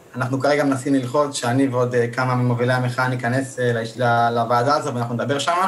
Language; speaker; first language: Hebrew; native; Hebrew